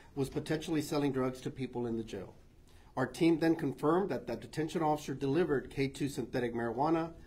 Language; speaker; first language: English; early bilingual, other home language; Spanish